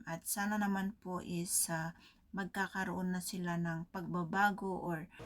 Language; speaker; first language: Filipino; native; Filipino